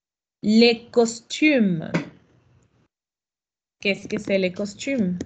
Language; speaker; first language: French; non-native, fluent; Spanish